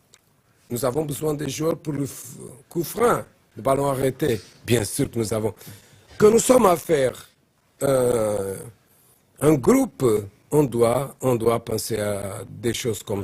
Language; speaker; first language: French; non-native, learner; Portuguese